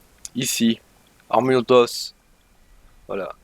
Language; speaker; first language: French; native; French